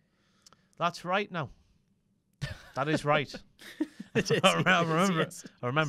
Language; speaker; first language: English; native; English